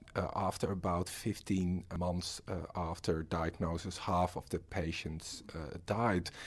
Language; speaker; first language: English; non-native, fluent; Dutch